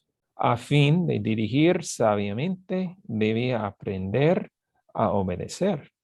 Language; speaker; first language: Spanish; non-native, fluent; English